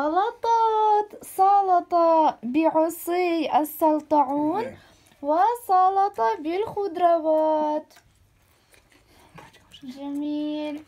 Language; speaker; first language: Arabic; non-native, fluent; Ukrainian